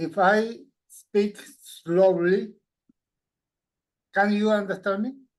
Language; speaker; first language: English; non-native, learner; Spanish